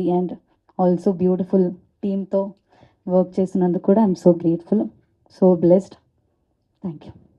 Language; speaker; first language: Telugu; non-native, learner; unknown